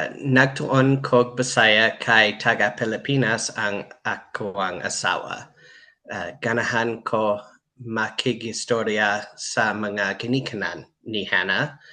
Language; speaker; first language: Cebuano; non-native, learner; English